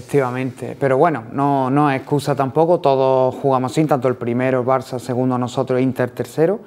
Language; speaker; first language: Spanish; native; Spanish